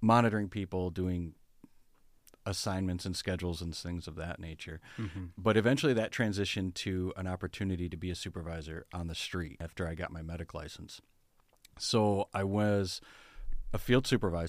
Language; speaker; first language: English; native; English